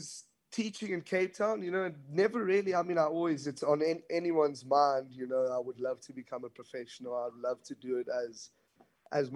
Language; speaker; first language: English; native; English